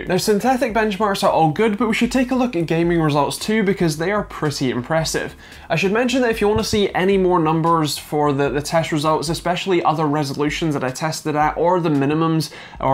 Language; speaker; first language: English; native; English